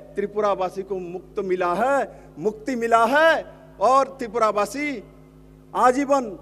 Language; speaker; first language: Hindi; non-native, local second language; Bangla